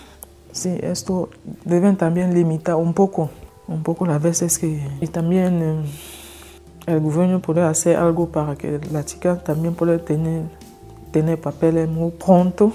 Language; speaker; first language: Spanish; non-native, fluent; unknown